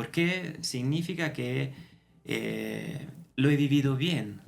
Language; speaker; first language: Spanish; non-native, fluent; Italian